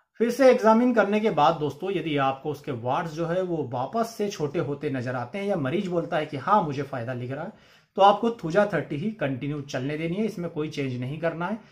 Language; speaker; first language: Hindi; native; Hindi